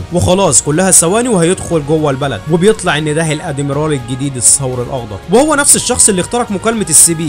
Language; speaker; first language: Arabic; native; Arabic